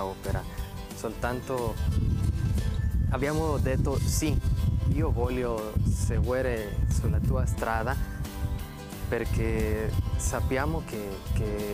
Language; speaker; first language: Italian; non-native, learner; Spanish